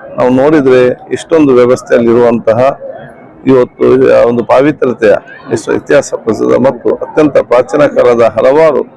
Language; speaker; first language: Kannada; non-native, local second language; Badaga